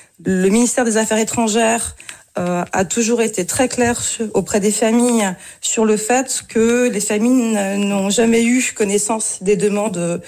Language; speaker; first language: French; native; French